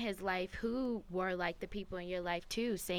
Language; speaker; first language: English; native; English